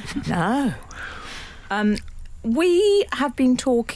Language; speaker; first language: English; native; English